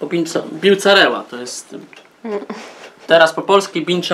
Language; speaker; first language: Polish; non-native, local second language; Rusyn